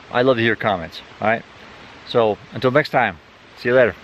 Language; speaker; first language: English; native; English